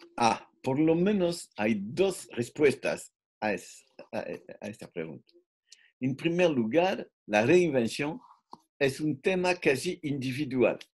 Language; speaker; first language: Spanish; non-native, fluent; French